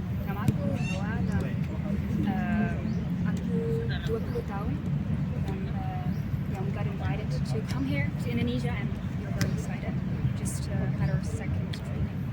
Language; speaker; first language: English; non-native, fluent; Dutch